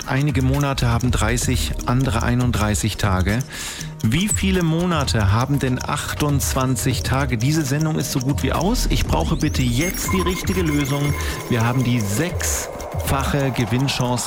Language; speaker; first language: German; native; German